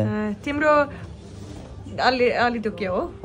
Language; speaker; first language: Nepali; non-native, learner; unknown